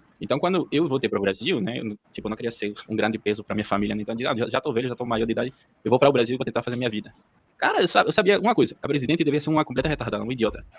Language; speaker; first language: Portuguese; early bilingual, heritage; Portuguese